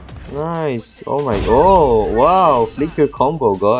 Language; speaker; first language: English; non-native, fluent; French